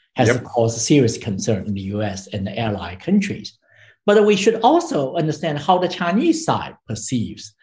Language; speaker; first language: English; non-native, fluent; Chinese